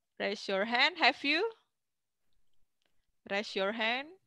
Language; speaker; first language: English; non-native, fluent; Indonesian